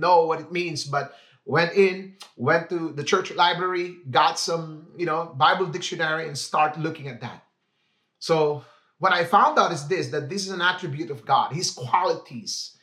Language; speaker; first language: English; non-native, local second language; Filipino